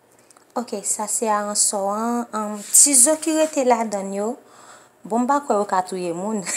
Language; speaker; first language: French; non-native, learner; Haitian Creole